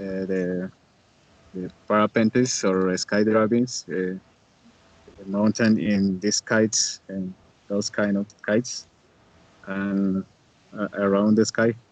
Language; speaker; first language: English; non-native, learner; Spanish